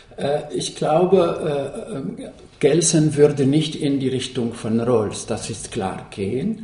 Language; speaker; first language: German; non-native, fluent; Arabic